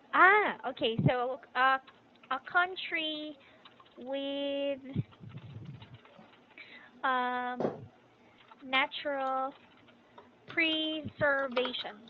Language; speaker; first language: English; non-native, fluent; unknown